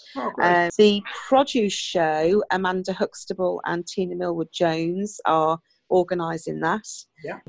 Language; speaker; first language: English; native; English